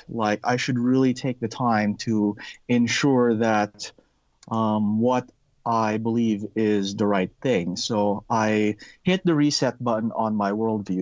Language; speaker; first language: English; non-native, local second language; Filipino